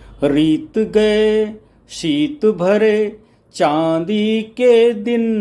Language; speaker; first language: Hindi; native; Hindi